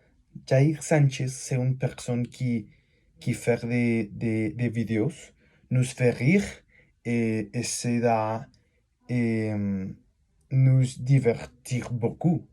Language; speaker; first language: French; non-native, learner; Spanish